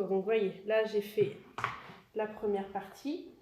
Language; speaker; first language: French; native; French